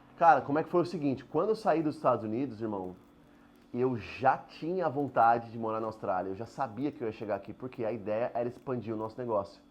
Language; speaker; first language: Portuguese; native; Portuguese